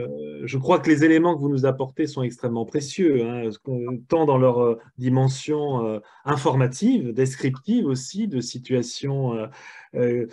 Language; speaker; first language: French; native; French